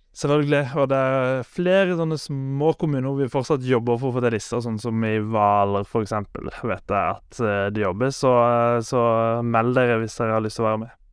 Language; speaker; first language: Norwegian; native; Norwegian